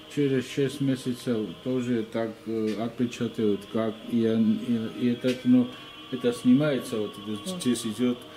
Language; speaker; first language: Russian; non-native, fluent; Georgian